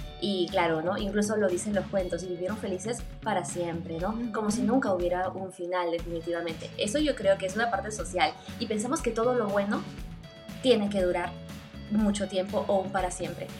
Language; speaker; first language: Spanish; native; Spanish